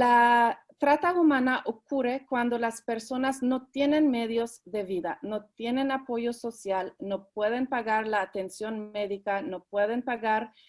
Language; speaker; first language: Spanish; early bilingual, heritage; Spanish